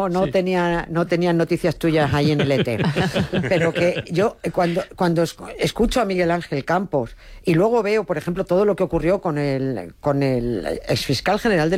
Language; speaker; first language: Spanish; native; Spanish